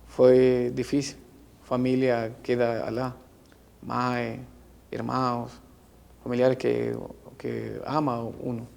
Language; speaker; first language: Portuguese; non-native, learner; Spanish